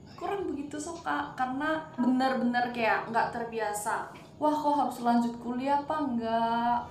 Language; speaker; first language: Indonesian; non-native, fluent; Korean